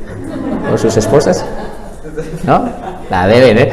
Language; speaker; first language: Spanish; native; Spanish